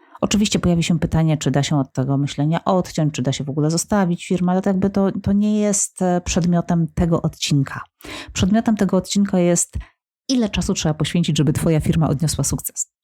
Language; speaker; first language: Polish; native; Polish